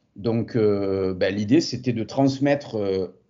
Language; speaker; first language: French; native; French